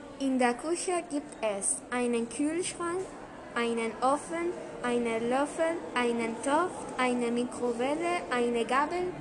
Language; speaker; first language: German; non-native, learner; Spanish